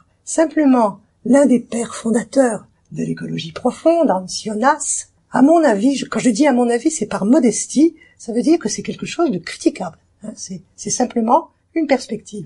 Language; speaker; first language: French; native; French